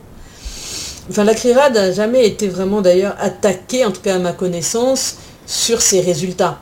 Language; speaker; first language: French; native; French